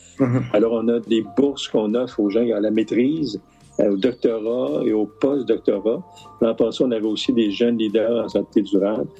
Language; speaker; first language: French; native; French